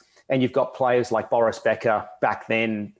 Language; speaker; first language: English; native; English